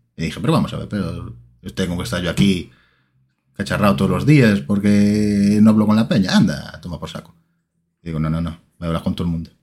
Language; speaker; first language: Spanish; native; Spanish